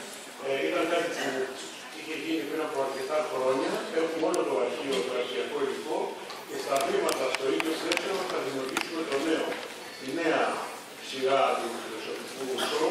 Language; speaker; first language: Greek; native; Greek